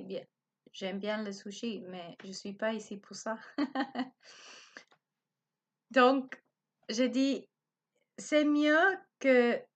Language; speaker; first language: French; non-native, learner; Spanish